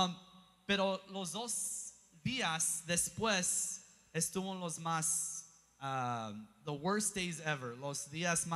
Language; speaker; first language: Spanish; early bilingual, heritage; English